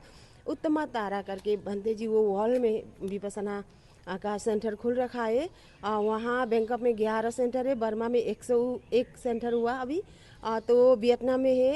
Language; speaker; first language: Hindi; non-native, learner; Nepali